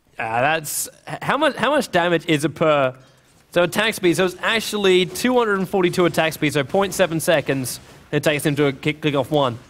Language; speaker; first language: English; native; English